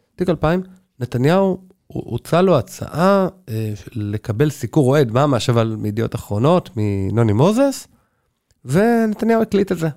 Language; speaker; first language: Hebrew; native; Hebrew